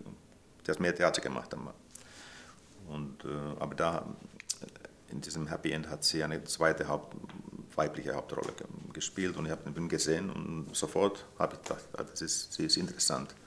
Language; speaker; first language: German; non-native, fluent; Finnish